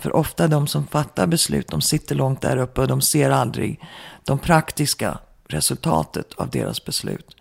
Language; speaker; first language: Swedish; early bilingual, heritage; Swedish